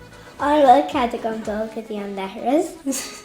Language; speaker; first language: Irish; non-native, learner; English